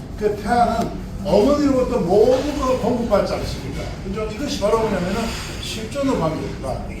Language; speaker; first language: Korean; native; Korean